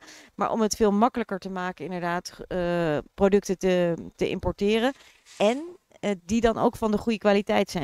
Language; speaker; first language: Dutch; native; Dutch